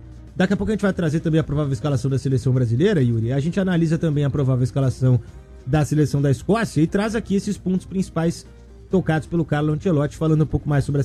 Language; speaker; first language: Portuguese; native; Portuguese